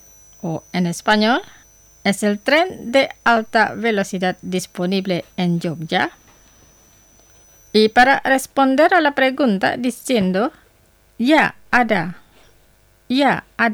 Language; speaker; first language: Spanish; non-native, fluent; Indonesian